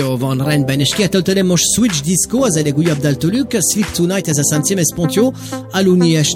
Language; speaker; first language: Hungarian; native; Hungarian